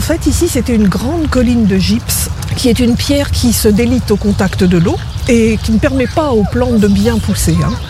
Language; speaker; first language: French; native; French